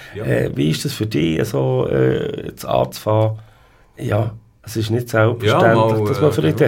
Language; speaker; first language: German; native; German